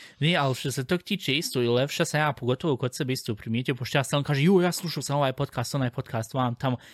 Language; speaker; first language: Bosnian; early bilingual, heritage; Bosnian